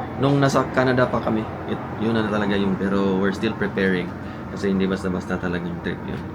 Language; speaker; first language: Filipino; non-native, local second language; Cebuano